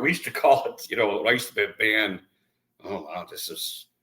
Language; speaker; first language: English; native; English